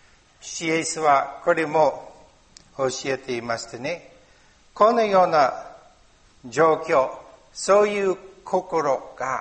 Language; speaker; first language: Japanese; non-native, learner; English